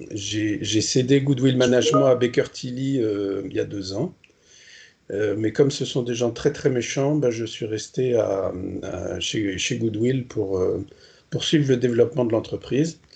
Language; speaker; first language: French; native; French